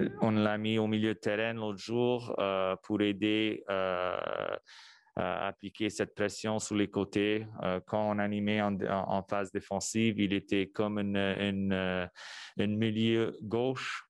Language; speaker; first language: French; non-native, local second language; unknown